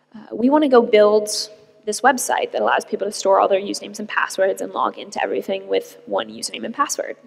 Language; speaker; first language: English; native; English